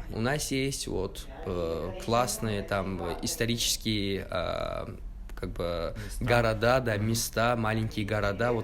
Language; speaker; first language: Russian; non-native, local second language; Uzbek